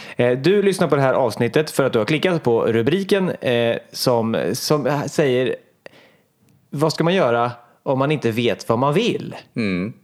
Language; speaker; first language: Swedish; native; Swedish